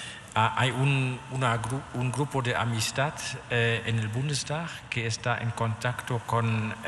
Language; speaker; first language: Spanish; non-native, fluent; German